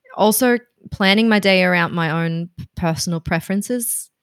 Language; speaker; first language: English; non-native, fluent; German